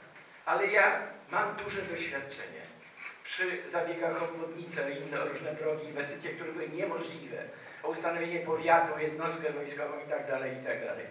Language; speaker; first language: Polish; native; Polish